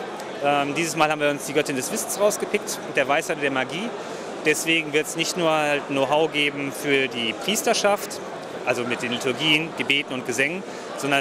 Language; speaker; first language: German; native; German